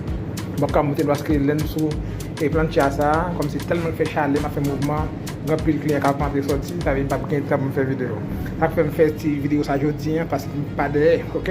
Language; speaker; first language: French; non-native, learner; Haitian Creole